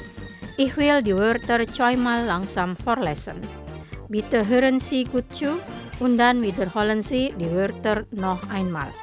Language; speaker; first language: German; non-native, fluent; Indonesian